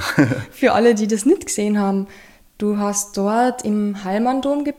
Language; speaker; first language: German; native; German